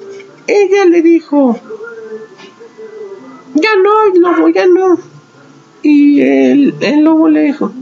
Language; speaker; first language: Spanish; native; Spanish